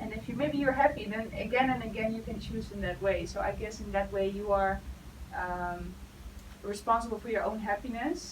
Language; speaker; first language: English; non-native, fluent; Dutch